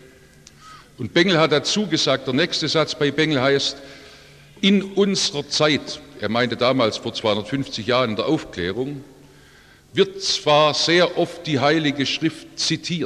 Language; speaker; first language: German; native; German